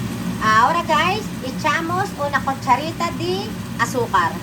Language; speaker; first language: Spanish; non-native, fluent; Filipino